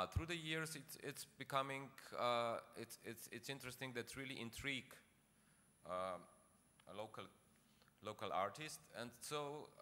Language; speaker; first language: English; non-native, fluent; Slovenian